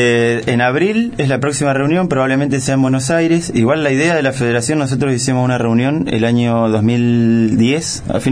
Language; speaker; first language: Spanish; native; Spanish